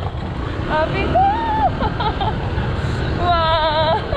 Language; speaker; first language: Spanish; non-native, learner; Korean